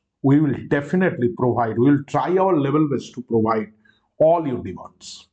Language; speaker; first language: English; non-native, local second language; Bangla